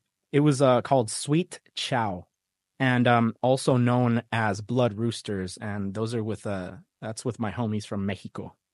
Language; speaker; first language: English; early bilingual, other home language; Spanish